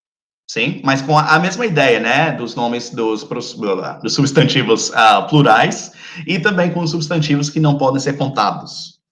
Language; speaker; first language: Portuguese; non-native, fluent; English